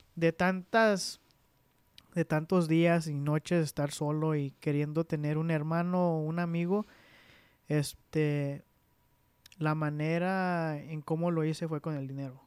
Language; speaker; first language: Spanish; early bilingual, heritage; Spanish